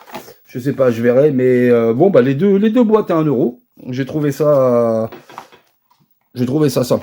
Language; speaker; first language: French; native; French